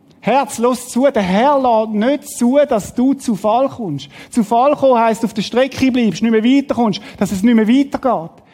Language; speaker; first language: German; native; German